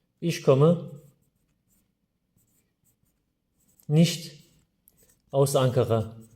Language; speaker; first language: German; non-native, fluent; Turkish